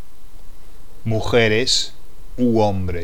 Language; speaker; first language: Spanish; non-native, learner; English